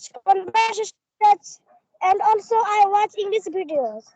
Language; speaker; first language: English; non-native, learner; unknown